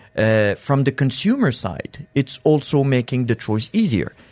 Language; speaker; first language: English; non-native, fluent; French